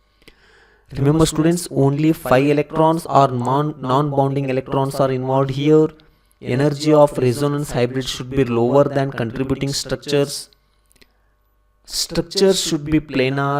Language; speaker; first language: English; non-native, local second language; Kannada